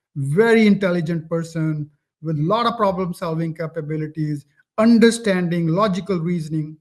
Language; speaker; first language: English; non-native, local second language; Punjabi